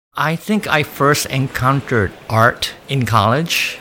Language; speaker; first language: English; early bilingual, other home language; Japanese